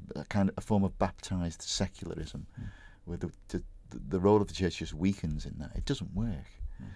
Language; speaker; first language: English; native; English